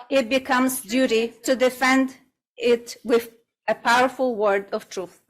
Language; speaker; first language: English; non-native, fluent; Russian